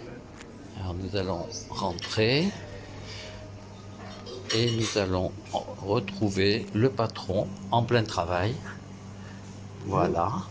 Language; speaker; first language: French; native; French